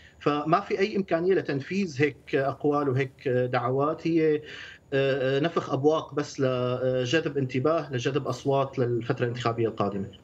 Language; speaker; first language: Arabic; native; Arabic